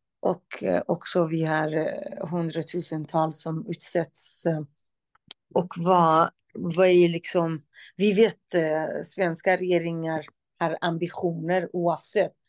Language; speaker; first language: Swedish; non-native, fluent; Central Kurdish